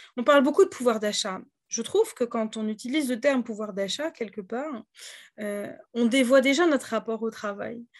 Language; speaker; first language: French; native; French